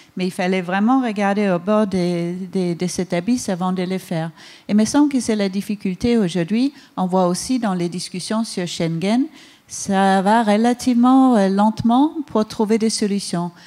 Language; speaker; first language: French; non-native, fluent; Danish